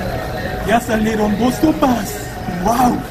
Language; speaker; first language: Spanish; non-native, learner; Korean